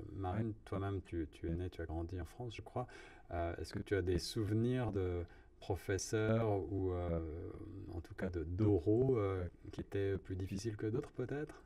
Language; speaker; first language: French; native; French